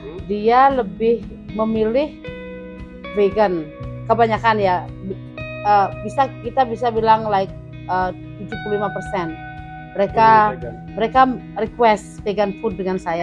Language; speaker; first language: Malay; non-native, local second language; Balinese